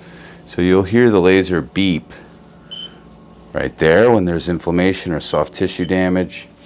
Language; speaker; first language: English; native; English